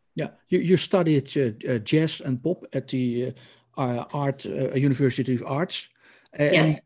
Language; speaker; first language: English; non-native, learner; Dutch